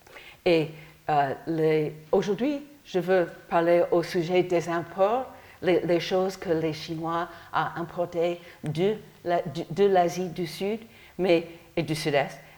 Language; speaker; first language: French; non-native, learner; English